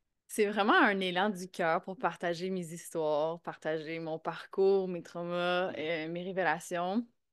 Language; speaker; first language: French; native; French